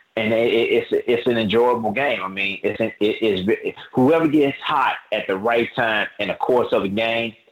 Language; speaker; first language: English; native; English